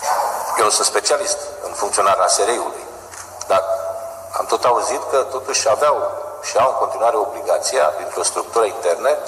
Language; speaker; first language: Romanian; native; Romanian